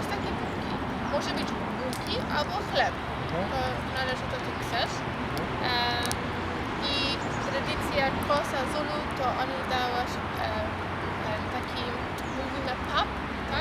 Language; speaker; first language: Polish; non-native, learner; Afrikaans